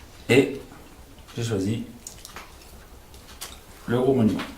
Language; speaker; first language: French; native; French